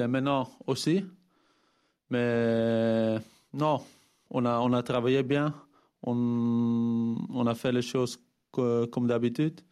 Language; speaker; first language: French; non-native, fluent; Dutch